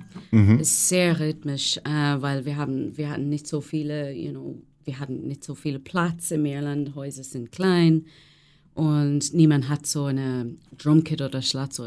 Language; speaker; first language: German; non-native, fluent; English